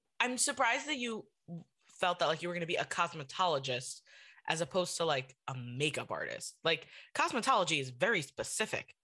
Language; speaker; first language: English; native; English